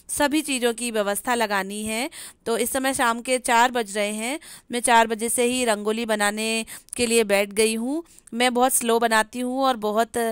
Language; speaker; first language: Hindi; native; Hindi